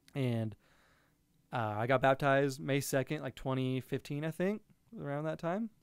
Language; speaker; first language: English; native; English